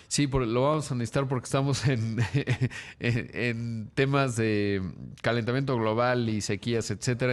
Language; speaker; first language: Spanish; native; Spanish